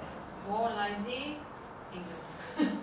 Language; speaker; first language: Chinese; non-native, learner; English